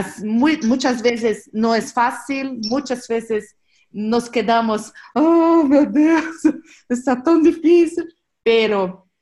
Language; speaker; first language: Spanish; non-native, learner; Portuguese